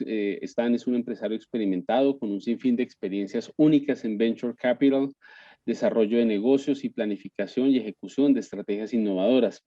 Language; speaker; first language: Spanish; native; Spanish